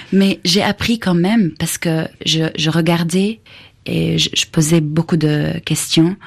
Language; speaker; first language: French; non-native, fluent; Arabic